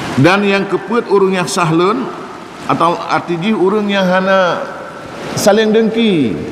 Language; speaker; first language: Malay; non-native, local second language; Achinese